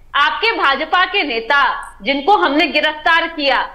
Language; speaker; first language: Hindi; native; Hindi